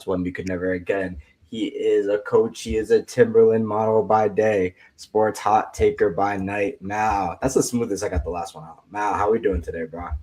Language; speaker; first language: English; native; English